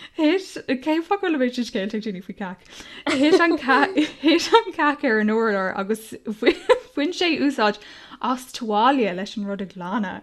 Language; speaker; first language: Irish; non-native, local second language; English